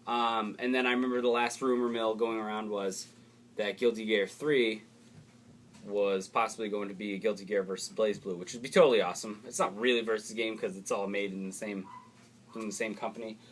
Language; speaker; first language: English; native; English